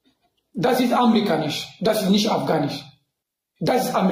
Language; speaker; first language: German; non-native, learner; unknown